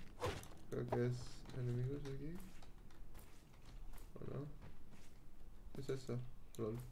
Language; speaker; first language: Spanish; non-native, learner; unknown